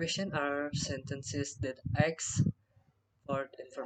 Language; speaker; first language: English; non-native, learner; Indonesian